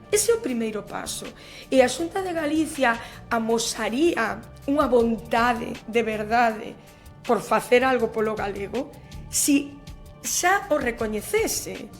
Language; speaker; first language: Galician; non-native, local second language; Spanish